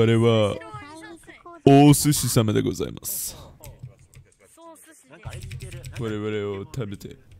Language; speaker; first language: Japanese; non-native, learner; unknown